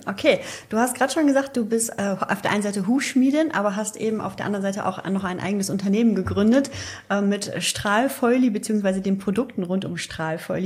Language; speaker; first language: German; native; German